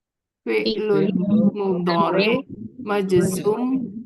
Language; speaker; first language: Arabic; non-native, learner; Indonesian